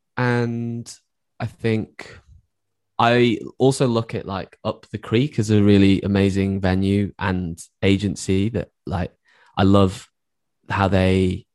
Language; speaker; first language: English; native; English